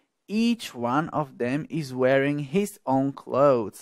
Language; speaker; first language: English; non-native, fluent; Slovak